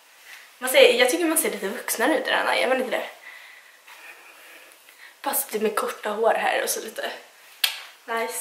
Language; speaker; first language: Swedish; native; Swedish